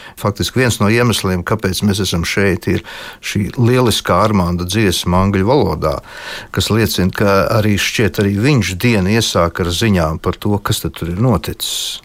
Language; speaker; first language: Latvian; early bilingual, heritage; Latvian